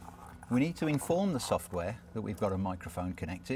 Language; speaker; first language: English; native; English